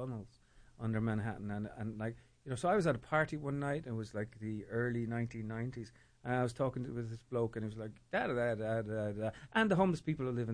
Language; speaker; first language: English; native; English